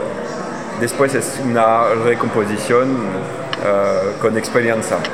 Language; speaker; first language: Spanish; non-native, learner; French